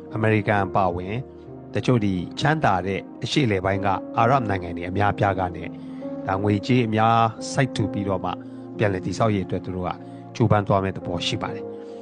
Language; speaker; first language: Burmese; non-native, local second language; Hakha Chin